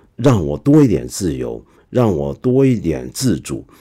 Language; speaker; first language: Chinese; non-native, local second language; Cantonese